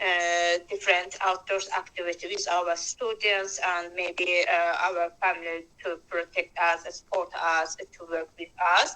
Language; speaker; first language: English; non-native, learner; Azerbaijani